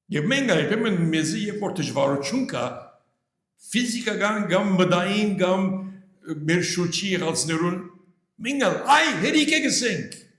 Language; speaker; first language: Armenian; early bilingual, heritage; Armenian